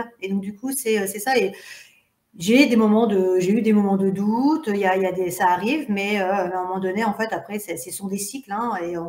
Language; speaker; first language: French; native; French